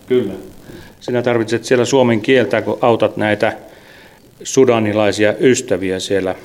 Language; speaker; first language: Finnish; native; Finnish